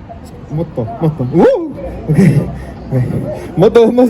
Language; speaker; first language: Japanese; non-native, learner; English